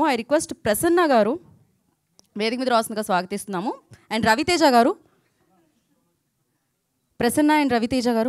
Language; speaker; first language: Telugu; native; Telugu